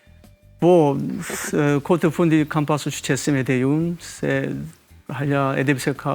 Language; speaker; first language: Albanian; non-native, fluent; Korean